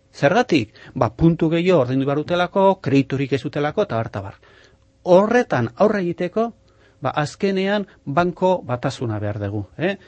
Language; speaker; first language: Basque; non-native, local second language; Spanish